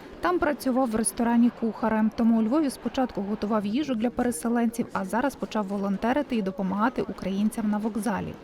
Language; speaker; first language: Ukrainian; native; Ukrainian